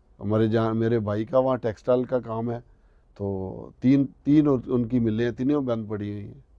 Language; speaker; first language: Urdu; non-native, local second language; Punjabi